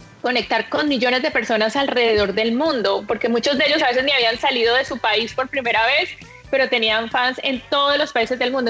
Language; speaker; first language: Spanish; native; Spanish